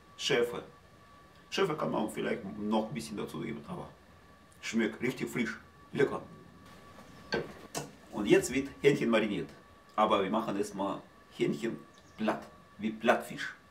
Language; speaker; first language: German; non-native, learner; Russian